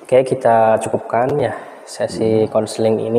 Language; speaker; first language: Indonesian; native; Indonesian